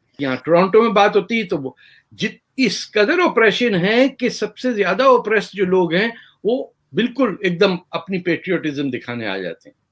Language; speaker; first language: Urdu; native; Urdu